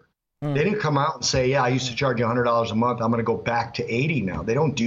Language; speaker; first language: English; native; English